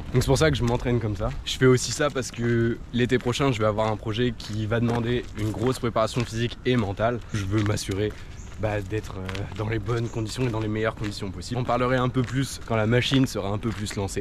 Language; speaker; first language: French; native; French